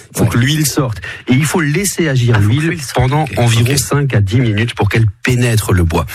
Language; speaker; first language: French; native; French